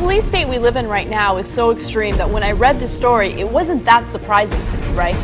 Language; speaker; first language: English; native; English